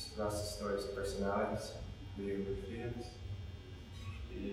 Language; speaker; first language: Spanish; non-native, fluent; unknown